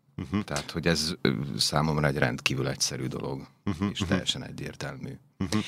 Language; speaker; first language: Hungarian; native; Hungarian